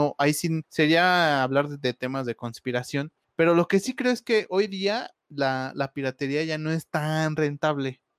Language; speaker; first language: Spanish; native; Spanish